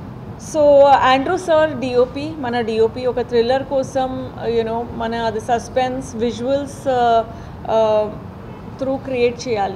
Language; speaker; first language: Telugu; non-native, fluent; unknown